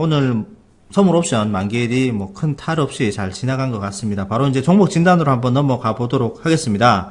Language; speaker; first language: Korean; native; Korean